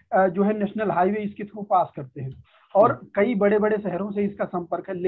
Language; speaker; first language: Hindi; native; Hindi